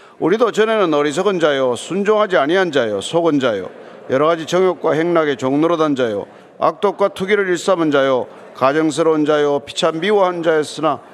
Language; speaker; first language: Korean; native; Korean